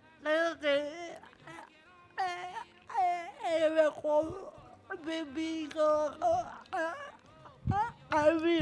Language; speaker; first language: Spanish; non-native, learner; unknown